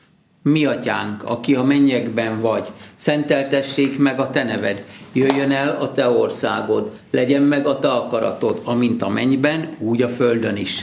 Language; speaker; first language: Hungarian; native; Hungarian